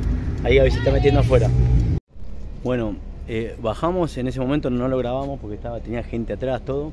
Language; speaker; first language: Spanish; native; Spanish